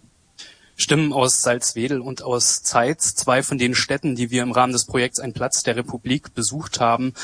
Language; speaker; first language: German; native; German